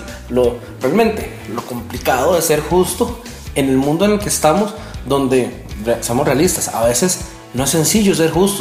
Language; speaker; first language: Spanish; native; Spanish